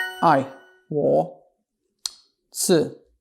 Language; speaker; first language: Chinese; non-native, learner; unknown